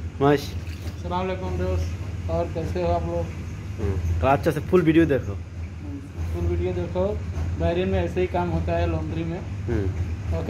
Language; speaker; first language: Hindi; non-native, fluent; Bangla